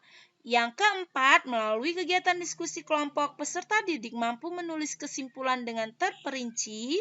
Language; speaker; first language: Indonesian; native; Indonesian